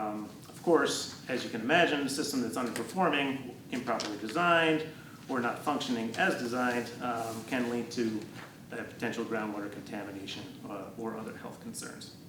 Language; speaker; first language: English; native; English